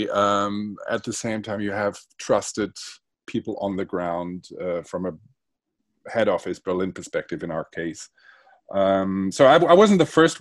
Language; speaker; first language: English; non-native, fluent; Spanish